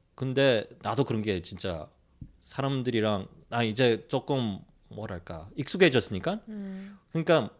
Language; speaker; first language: Korean; early bilingual, heritage; Korean